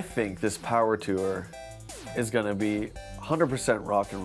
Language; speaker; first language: English; native; English